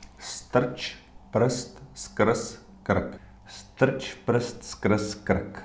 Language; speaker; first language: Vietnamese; non-native, fluent; Czech